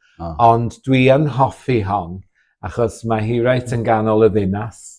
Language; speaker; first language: Welsh; native; Welsh